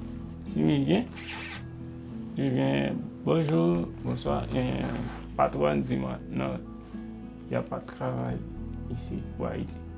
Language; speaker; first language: French; non-native, learner; Haitian Creole